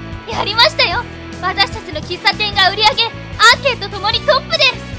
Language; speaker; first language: Japanese; native; Japanese